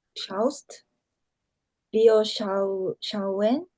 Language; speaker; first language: German; non-native, learner; Korean